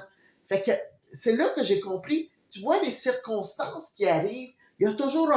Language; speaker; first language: French; native; French